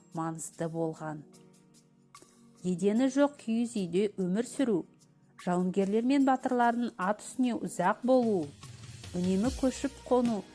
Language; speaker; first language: Kazakh; native; Kazakh